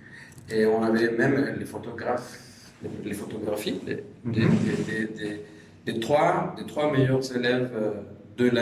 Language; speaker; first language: French; non-native, fluent; Spanish